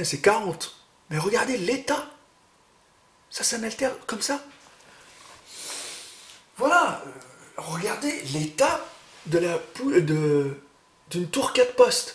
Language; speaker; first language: French; native; French